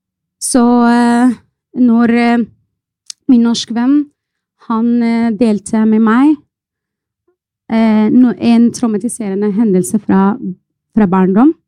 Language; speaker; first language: Norwegian; non-native, fluent; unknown